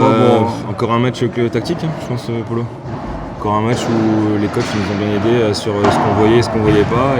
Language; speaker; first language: French; native; French